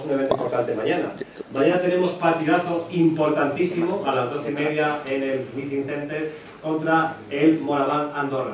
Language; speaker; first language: Spanish; native; Spanish